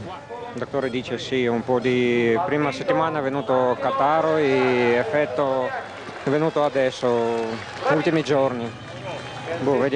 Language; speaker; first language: Italian; non-native, learner; Russian